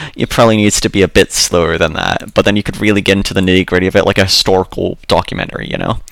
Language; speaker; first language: English; native; English